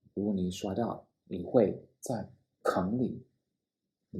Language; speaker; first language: Chinese; non-native, fluent; English